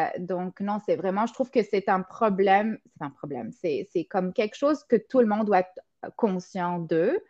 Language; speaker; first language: French; non-native, local second language; Arabic